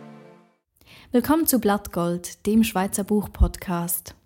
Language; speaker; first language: German; native; German